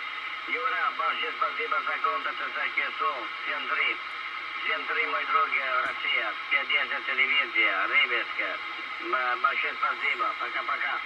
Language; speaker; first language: Russian; non-native, learner; Italian